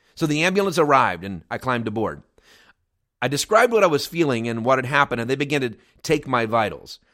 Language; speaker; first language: English; native; English